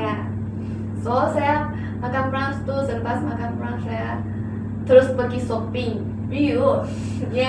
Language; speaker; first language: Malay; non-native, local second language; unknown